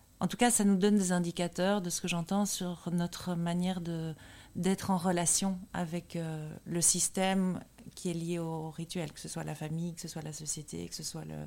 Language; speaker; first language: French; native; French